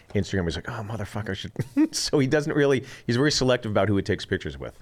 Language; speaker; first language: English; early bilingual, other home language; Korean